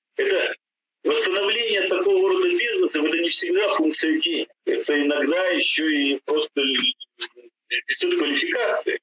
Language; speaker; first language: Russian; native; Russian